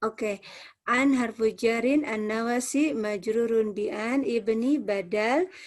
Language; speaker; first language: Arabic; non-native, learner; Indonesian